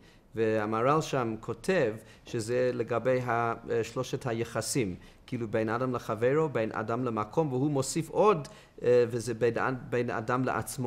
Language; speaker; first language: Hebrew; non-native, fluent; English